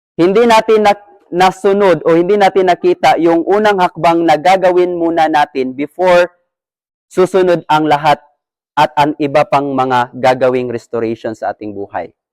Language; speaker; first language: Filipino; native; Filipino